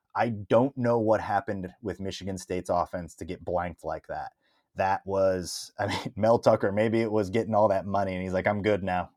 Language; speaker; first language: English; native; English